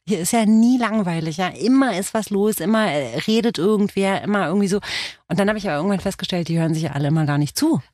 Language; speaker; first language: German; early bilingual, other home language; Romanian